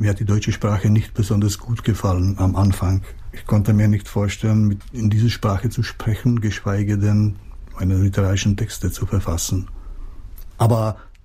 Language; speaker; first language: German; non-native, fluent; Czech